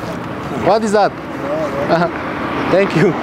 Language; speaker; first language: English; non-native, learner; Spanish